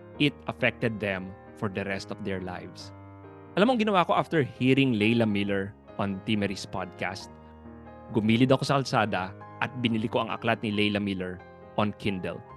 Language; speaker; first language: Filipino; native; Filipino